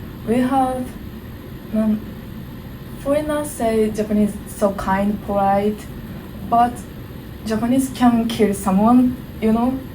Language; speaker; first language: English; non-native, learner; Japanese